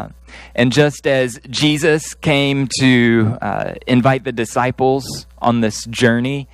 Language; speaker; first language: English; native; English